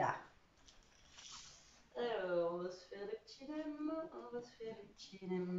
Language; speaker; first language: French; native; French